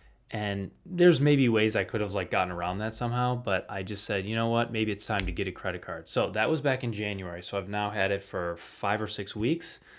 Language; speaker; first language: English; native; English